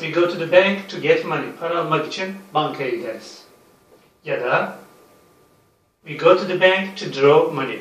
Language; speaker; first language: English; non-native, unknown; Turkish